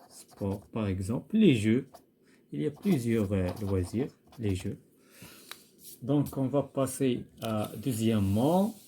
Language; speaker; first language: French; non-native, local second language; Arabic